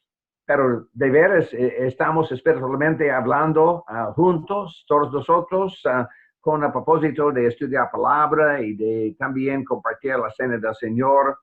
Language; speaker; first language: Spanish; non-native, fluent; English